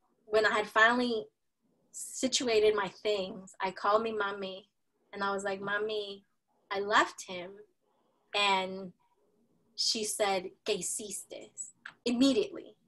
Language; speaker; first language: English; early bilingual, other home language; Spanish